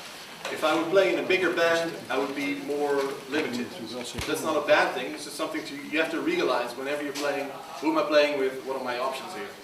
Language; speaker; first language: English; non-native, fluent; Dutch